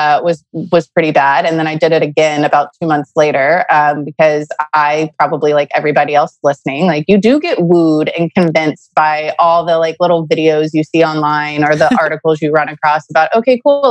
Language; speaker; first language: English; native; English